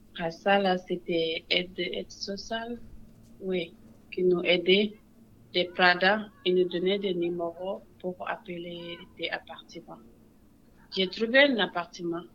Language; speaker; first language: French; non-native, local second language; Wolof